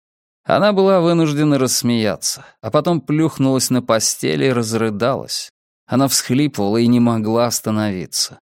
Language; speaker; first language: Russian; native; Russian